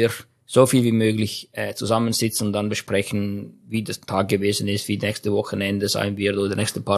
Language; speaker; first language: German; non-native, fluent; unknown